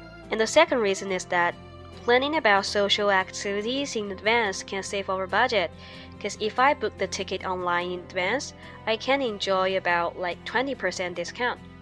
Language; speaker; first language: English; non-native, fluent; Chinese